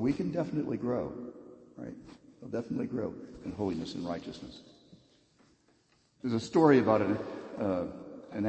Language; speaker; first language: English; native; English